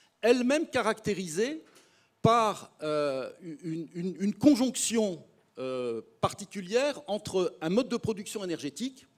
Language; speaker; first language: French; native; French